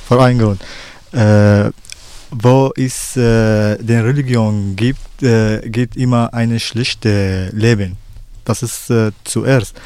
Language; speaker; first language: German; non-native, learner; Arabic